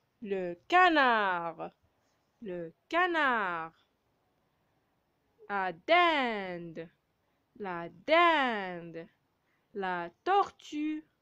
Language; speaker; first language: French; non-native, local second language; Arabic